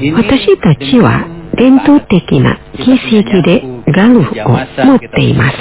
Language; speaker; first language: Japanese; non-native, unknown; Indonesian